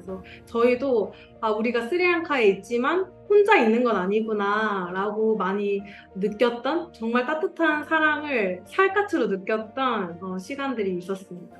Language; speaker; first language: Korean; native; Korean